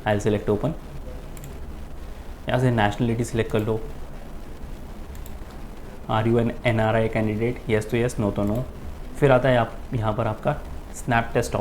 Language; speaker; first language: Hindi; native; Hindi